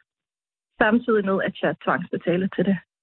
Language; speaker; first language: Danish; native; Danish